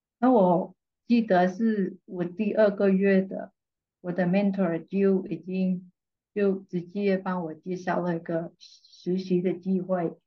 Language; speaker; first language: Chinese; non-native, fluent; Vietnamese